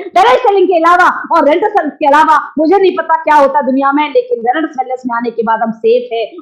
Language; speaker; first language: Hindi; native; Hindi